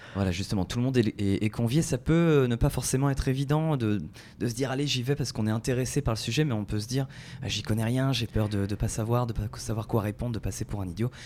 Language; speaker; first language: French; native; French